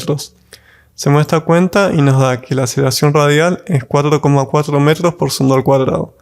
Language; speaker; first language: Spanish; native; Spanish